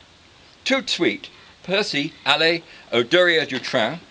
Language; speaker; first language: French; non-native, learner; English